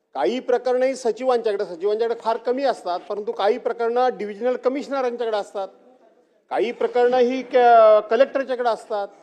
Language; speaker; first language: Marathi; native; Marathi